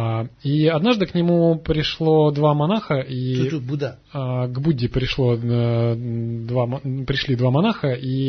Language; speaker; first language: Russian; native; Russian